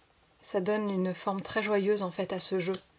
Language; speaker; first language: French; native; French